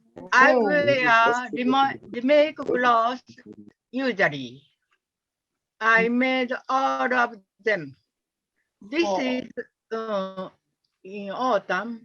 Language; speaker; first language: English; non-native, learner; Japanese